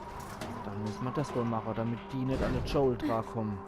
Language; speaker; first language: German; native; German